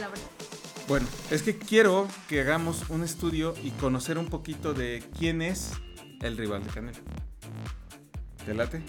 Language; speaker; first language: Spanish; native; Spanish